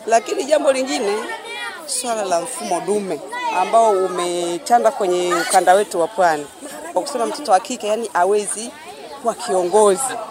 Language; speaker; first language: Swahili; native; Swahili